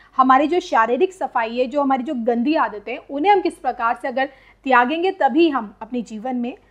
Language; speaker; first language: Hindi; native; Hindi